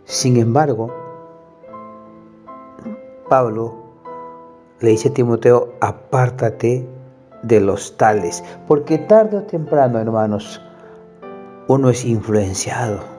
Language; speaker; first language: Spanish; native; Spanish